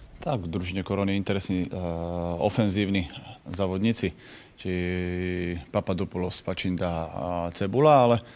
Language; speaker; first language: Polish; non-native, learner; Slovak